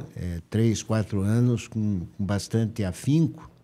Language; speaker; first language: Portuguese; native; Portuguese